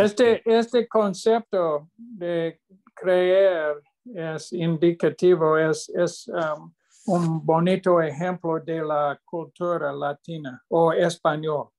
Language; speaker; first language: Spanish; non-native, learner; English